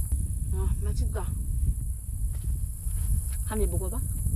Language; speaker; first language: Korean; non-native, learner; Vietnamese